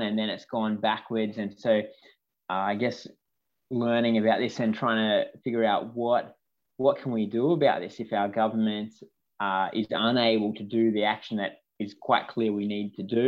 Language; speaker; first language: English; native; English